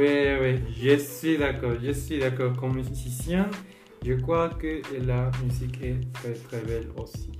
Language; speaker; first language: French; non-native, fluent; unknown